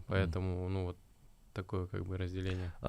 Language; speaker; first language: Russian; native; Russian